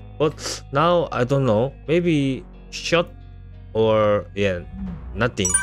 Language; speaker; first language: English; non-native, learner; Korean